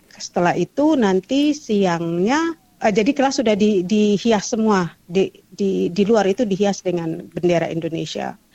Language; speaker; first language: Indonesian; native; Indonesian